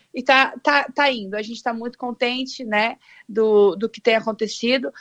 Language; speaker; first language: Portuguese; native; Portuguese